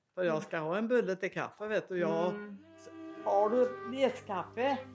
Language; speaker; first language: Swedish; native; Swedish